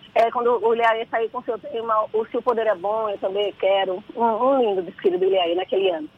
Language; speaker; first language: Portuguese; native; Portuguese